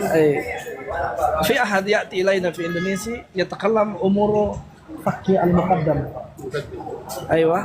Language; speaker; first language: Arabic; non-native, learner; Indonesian